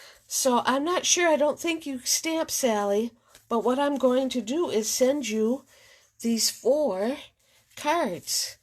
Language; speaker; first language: English; native; English